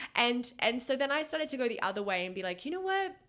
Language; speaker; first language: English; native; English